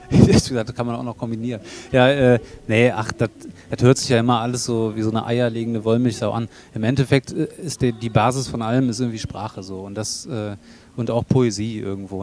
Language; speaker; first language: German; native; German